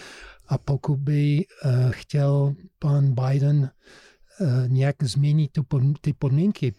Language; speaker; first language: Czech; non-native, fluent; English